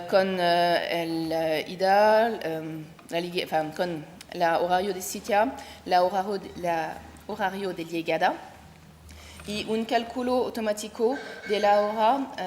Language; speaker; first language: Spanish; non-native, learner; French